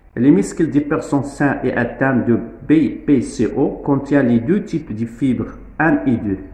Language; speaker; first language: French; non-native, local second language; Arabic